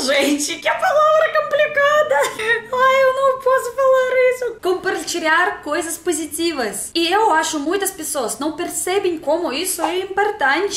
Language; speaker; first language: Portuguese; non-native, fluent; Russian